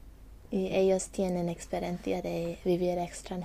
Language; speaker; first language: Spanish; non-native, learner; English